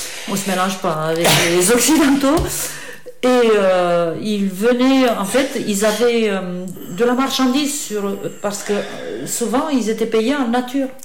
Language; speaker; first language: French; non-native, fluent; Romanian